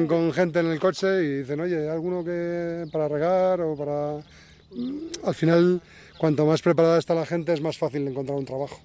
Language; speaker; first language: Spanish; native; Spanish